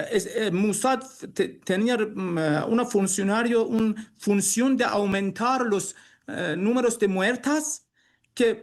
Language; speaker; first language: Spanish; non-native, learner; Persian